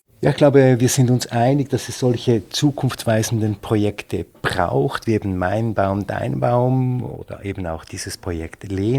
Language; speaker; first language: German; native; German